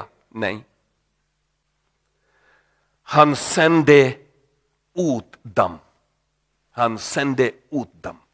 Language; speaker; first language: Swedish; non-native, learner; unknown